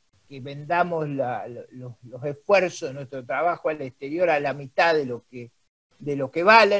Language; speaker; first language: Spanish; native; Spanish